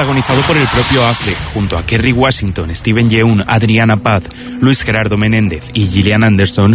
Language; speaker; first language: Spanish; native; Spanish